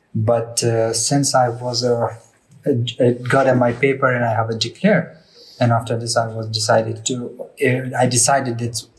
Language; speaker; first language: English; non-native, learner; Persian